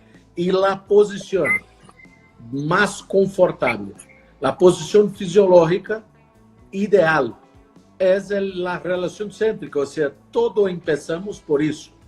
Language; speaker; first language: Spanish; non-native, fluent; Portuguese